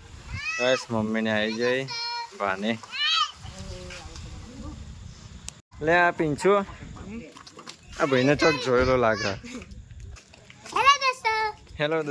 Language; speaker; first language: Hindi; non-native, local second language; Gujarati